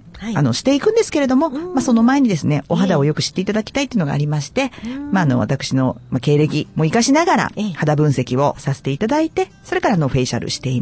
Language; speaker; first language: Japanese; native; Japanese